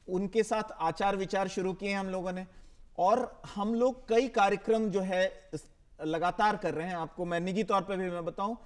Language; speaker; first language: Hindi; native; Hindi